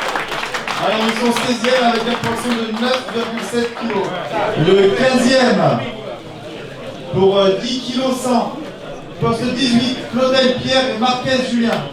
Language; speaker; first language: French; native; French